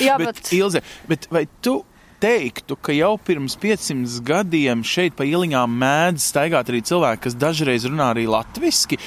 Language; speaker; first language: Latvian; native; Latvian